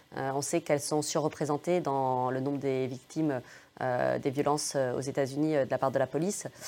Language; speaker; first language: French; early bilingual, other home language; English